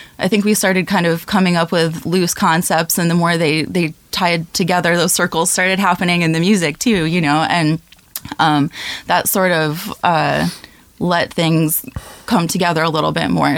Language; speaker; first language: English; native; English